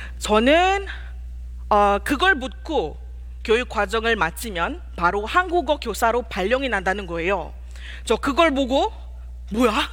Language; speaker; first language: Korean; non-native, fluent; Malay